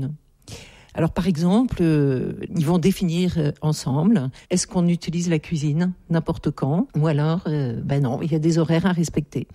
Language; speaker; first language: French; native; French